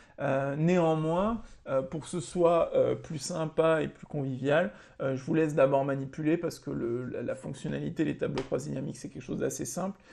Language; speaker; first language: French; native; French